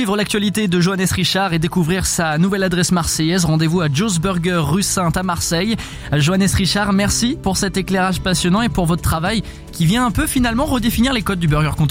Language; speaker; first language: French; native; French